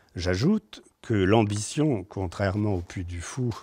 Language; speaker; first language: French; native; French